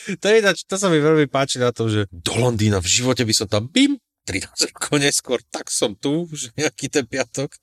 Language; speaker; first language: Slovak; native; Slovak